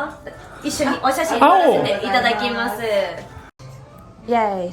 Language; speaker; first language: Japanese; native; Japanese